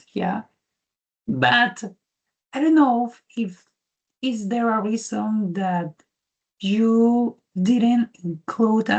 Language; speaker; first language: English; non-native, learner; Spanish